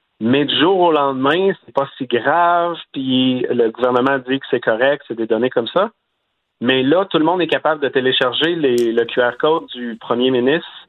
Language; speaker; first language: French; native; French